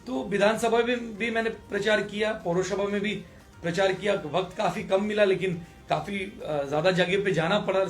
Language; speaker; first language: Hindi; non-native, local second language; Bangla